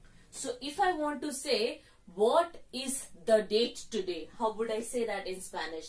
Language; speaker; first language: English; non-native, local second language; Hindi